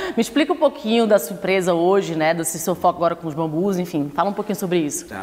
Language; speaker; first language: Portuguese; native; Portuguese